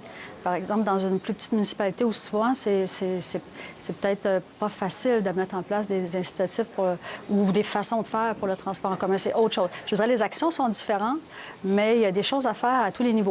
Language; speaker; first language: French; native; French